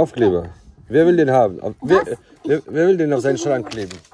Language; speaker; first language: German; non-native, fluent; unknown